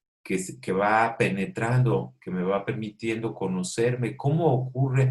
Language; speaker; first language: Spanish; native; Spanish